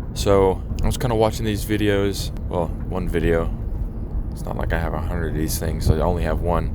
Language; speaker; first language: English; native; English